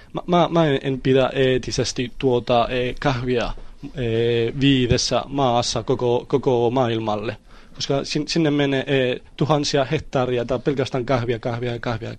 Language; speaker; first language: Finnish; non-native, learner; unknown